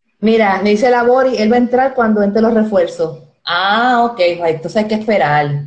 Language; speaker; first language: Spanish; native; Spanish